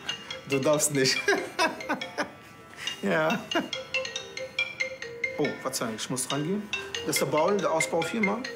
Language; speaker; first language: German; non-native, fluent; Arabic